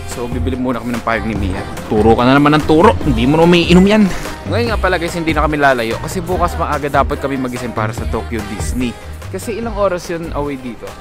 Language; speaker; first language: Filipino; native; Filipino